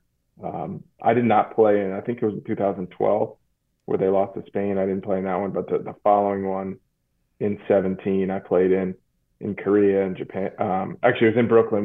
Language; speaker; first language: English; native; English